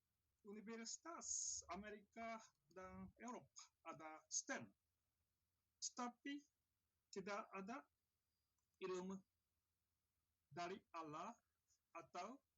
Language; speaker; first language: Indonesian; non-native, learner; Japanese